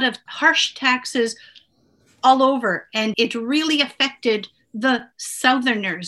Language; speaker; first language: English; non-native, fluent; Italian